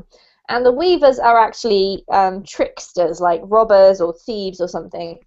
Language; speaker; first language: English; native; English